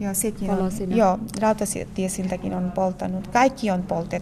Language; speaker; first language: Finnish; non-native, fluent; Bangla